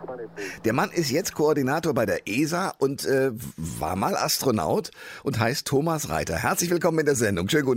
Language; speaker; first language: German; native; German